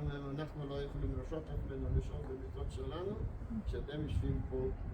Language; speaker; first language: Hebrew; non-native, fluent; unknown